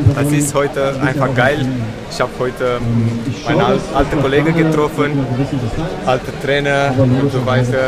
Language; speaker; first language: German; non-native, fluent; Romanian